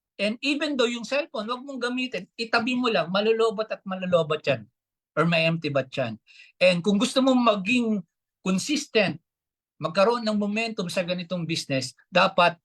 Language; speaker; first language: Filipino; native; Filipino